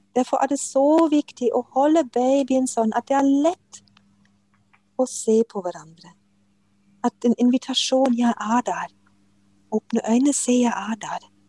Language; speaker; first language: Norwegian; non-native, fluent; German